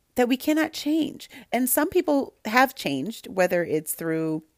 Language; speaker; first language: English; native; English